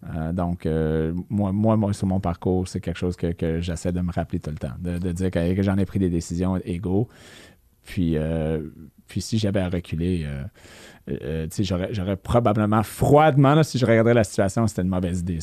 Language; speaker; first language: French; native; French